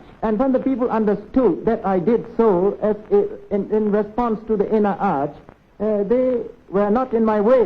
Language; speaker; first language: English; non-native, local second language; Burmese